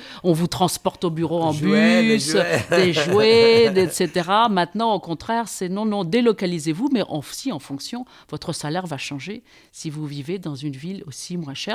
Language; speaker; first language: French; native; French